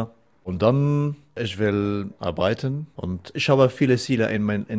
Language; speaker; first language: German; non-native, learner; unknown